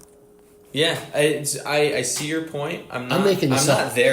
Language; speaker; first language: English; native; English